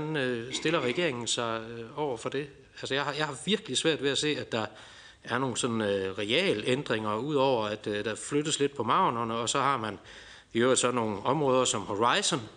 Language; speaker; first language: Danish; native; Danish